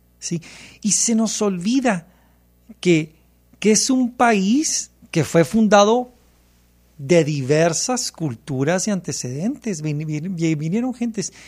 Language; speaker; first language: Spanish; early bilingual, heritage; Spanish